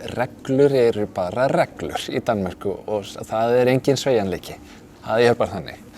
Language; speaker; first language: Icelandic; non-native, fluent; Danish